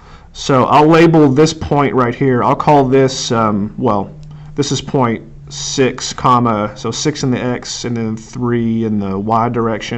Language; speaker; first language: English; native; English